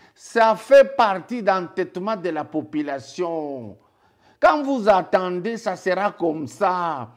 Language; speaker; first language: French; non-native, local second language; Lingala